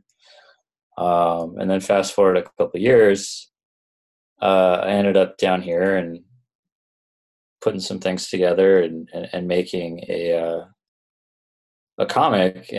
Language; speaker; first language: English; native; English